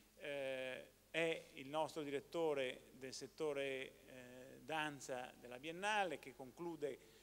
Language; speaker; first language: Italian; native; Italian